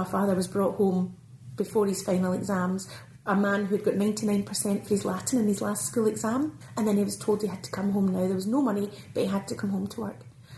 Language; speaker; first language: English; native; English